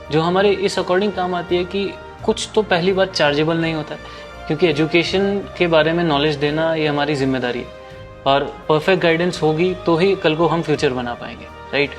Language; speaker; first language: Hindi; native; Hindi